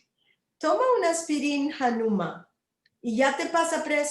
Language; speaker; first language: Spanish; non-native, learner; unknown